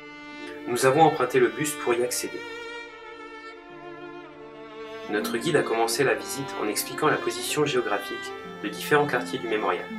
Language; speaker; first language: French; native; French